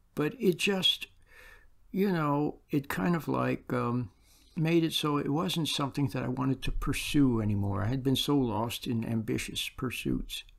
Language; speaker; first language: English; native; English